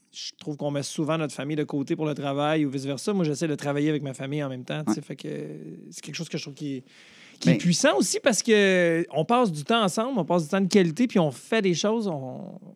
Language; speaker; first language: French; native; French